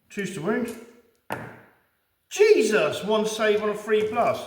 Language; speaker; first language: English; native; English